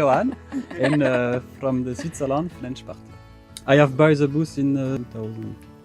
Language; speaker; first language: English; non-native, learner; French